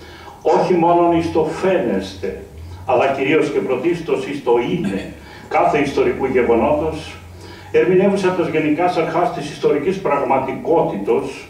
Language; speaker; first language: Greek; native; Greek